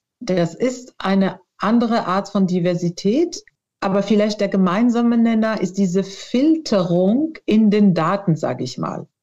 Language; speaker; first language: German; non-native, fluent; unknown